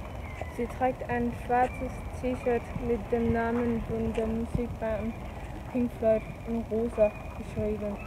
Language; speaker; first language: German; non-native, learner; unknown